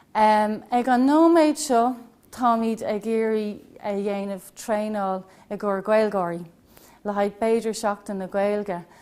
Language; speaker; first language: Irish; non-native, local second language; English